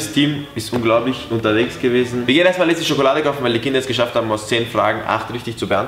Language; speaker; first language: German; native; German